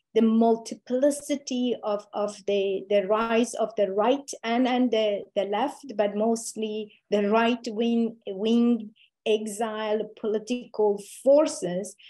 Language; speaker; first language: English; non-native, fluent; Persian